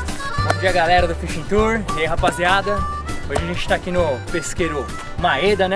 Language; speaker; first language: Portuguese; native; Portuguese